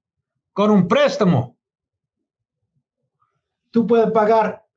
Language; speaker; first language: Spanish; non-native, learner; English